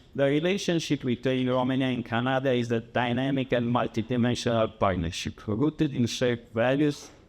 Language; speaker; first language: English; non-native, fluent; Romanian